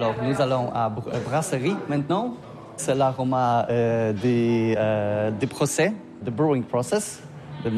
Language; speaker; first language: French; non-native, learner; Polish